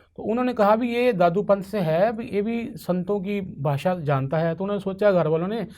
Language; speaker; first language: Hindi; non-native, local second language; Punjabi